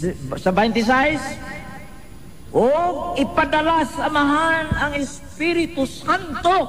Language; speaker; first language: Cebuano; native; Cebuano